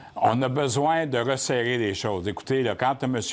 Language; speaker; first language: French; native; French